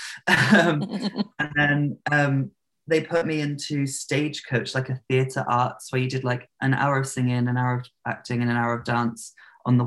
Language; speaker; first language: English; native; English